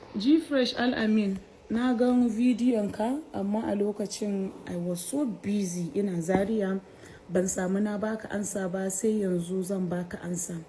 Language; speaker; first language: Hausa; non-native, local second language; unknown